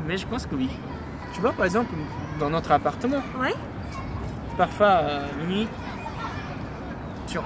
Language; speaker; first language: French; non-native, fluent; Japanese